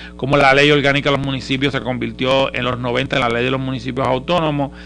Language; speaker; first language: Spanish; native; Spanish